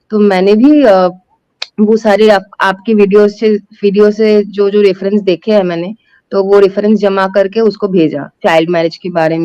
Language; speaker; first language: Hindi; non-native, local second language; Bangla